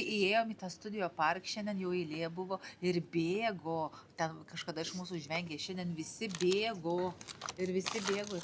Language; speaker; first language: Lithuanian; native; Lithuanian